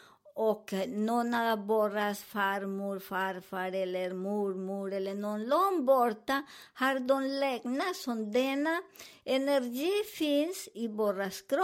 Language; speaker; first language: Swedish; non-native, learner; Spanish